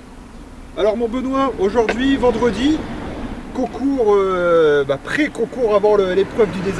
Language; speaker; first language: French; native; French